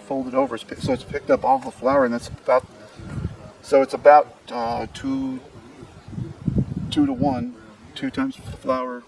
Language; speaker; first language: English; native; English